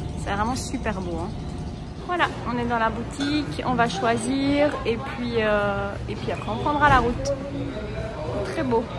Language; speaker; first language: French; native; French